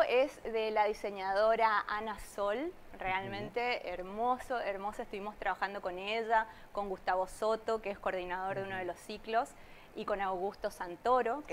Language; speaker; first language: Spanish; native; Spanish